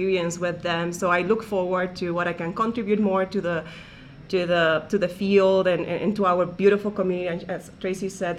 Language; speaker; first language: English; non-native, fluent; Spanish